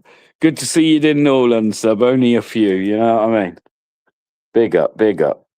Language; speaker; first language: English; native; English